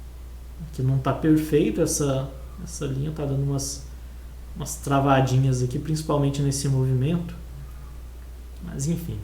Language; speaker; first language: Portuguese; native; Portuguese